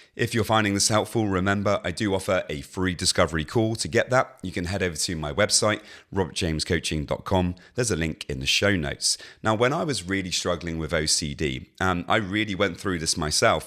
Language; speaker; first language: English; native; English